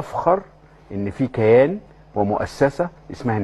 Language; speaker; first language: Arabic; native; Arabic